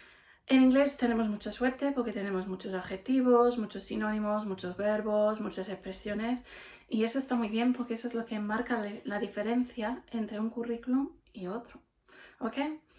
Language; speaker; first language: Spanish; non-native, fluent; English